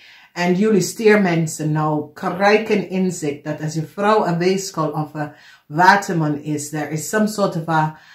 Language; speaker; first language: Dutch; non-native, fluent; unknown